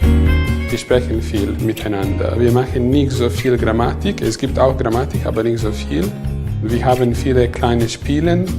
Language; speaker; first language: German; non-native, learner; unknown